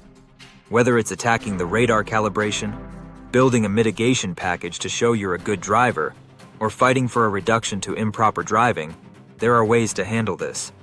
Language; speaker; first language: English; native; English